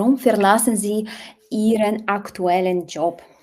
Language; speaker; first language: German; non-native, learner; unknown